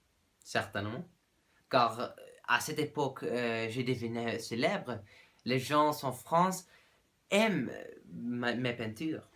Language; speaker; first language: French; non-native, learner; Dutch